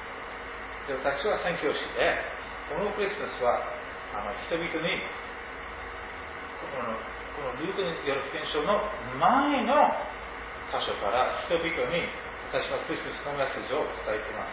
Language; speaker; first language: Japanese; non-native, fluent; English